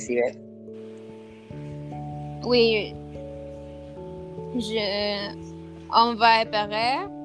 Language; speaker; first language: French; non-native, learner; Spanish